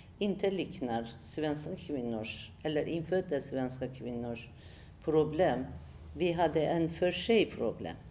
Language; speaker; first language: Swedish; non-native, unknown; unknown